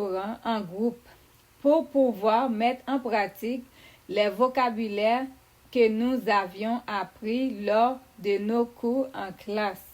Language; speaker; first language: French; non-native, fluent; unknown